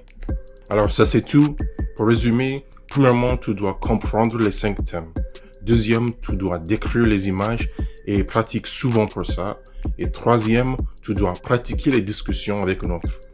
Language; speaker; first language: French; non-native, fluent; English